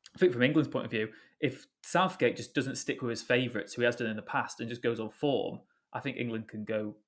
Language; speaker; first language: English; native; English